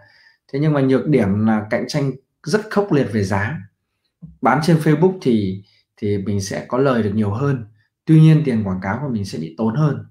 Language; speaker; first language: Vietnamese; native; Vietnamese